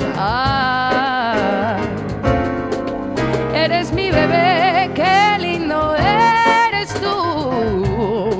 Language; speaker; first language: Spanish; native; Spanish